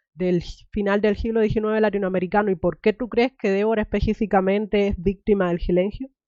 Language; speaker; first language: Spanish; native; Spanish